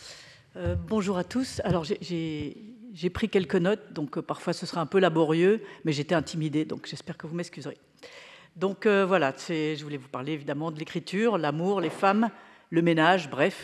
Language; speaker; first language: French; native; French